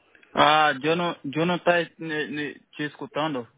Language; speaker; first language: Spanish; non-native, learner; Portuguese